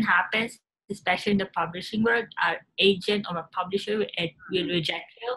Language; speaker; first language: English; non-native, local second language; Filipino